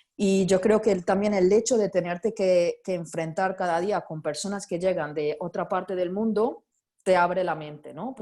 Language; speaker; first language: Spanish; non-native, fluent; Italian